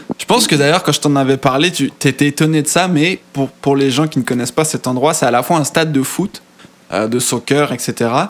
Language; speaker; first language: French; native; French